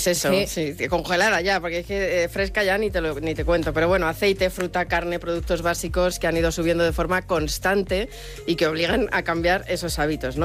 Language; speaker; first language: Spanish; native; Spanish